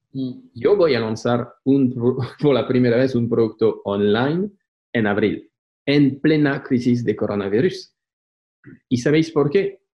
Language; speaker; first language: Spanish; non-native, fluent; French